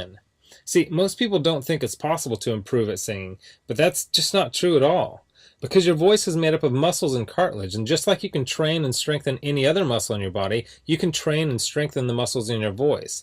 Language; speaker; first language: English; native; English